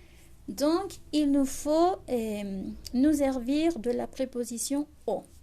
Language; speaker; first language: French; non-native, fluent; Spanish